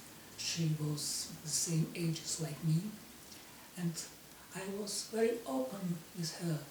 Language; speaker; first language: English; non-native, learner; Russian